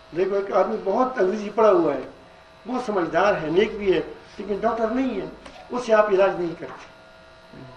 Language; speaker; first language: Urdu; non-native, local second language; Pashto